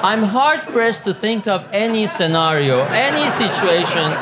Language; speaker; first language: English; non-native, fluent; Italian